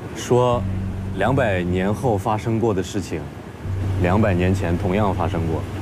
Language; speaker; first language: Chinese; native; Chinese